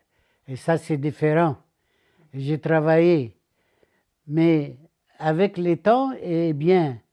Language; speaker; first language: French; non-native, learner; Arabic